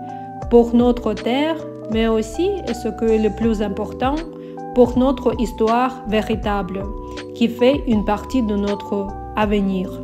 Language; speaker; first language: French; non-native, learner; Ukrainian